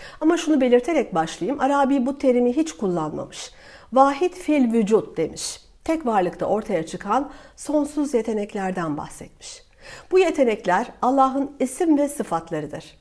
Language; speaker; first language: Turkish; native; Turkish